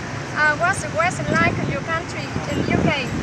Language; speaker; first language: English; non-native, learner; Vietnamese